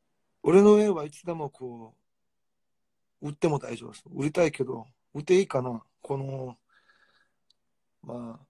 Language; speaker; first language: Japanese; non-native, fluent; Korean